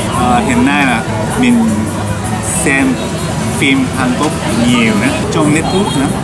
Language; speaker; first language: Vietnamese; non-native, learner; Japanese